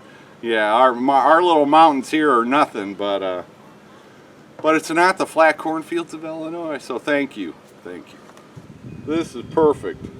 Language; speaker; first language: English; native; English